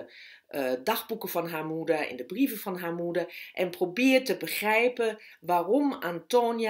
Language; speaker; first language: Dutch; non-native, fluent; German